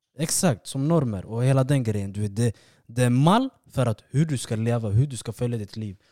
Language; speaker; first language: Swedish; early bilingual, other home language; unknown